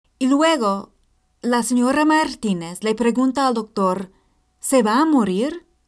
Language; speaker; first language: Spanish; non-native, fluent; English